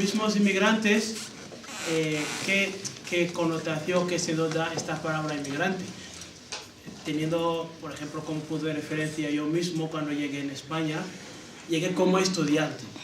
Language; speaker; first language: Spanish; non-native, fluent; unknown